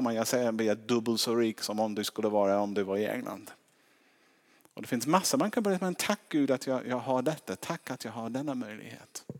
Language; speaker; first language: Swedish; non-native, fluent; English